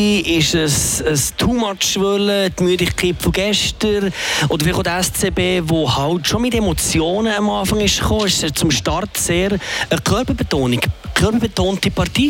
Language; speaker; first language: German; native; German